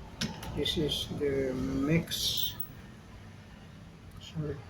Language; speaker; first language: English; non-native, learner; Indonesian